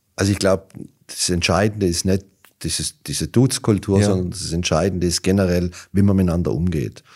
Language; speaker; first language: German; native; German